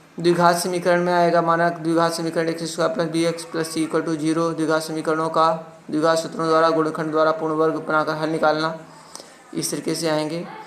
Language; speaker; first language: Hindi; native; Hindi